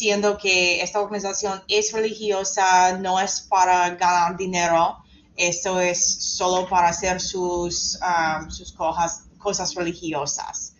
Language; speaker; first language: Spanish; non-native, fluent; English